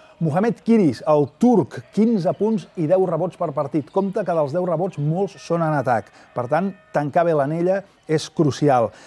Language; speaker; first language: Catalan; native; Catalan